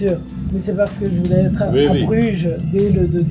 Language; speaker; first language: French; native; French